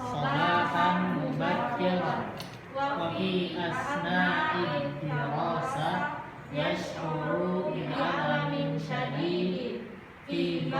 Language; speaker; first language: Arabic; non-native, learner; Indonesian